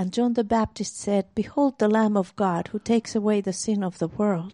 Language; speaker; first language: English; non-native, fluent; Finnish